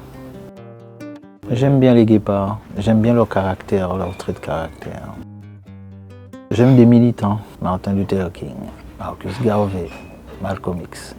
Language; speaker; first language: French; native; French